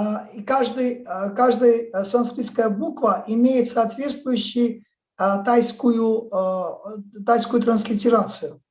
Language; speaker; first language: Russian; native; Russian